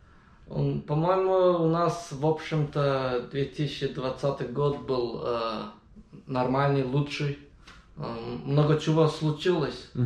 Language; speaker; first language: Russian; non-native, learner; Azerbaijani